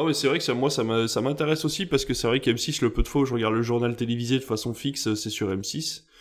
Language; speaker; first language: French; native; French